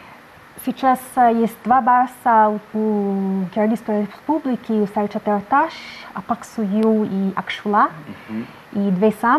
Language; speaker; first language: Russian; non-native, learner; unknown